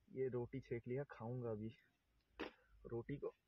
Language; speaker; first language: Hindi; non-native, local second language; Bangla